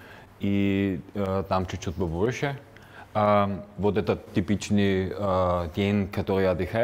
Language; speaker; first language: Russian; non-native, fluent; German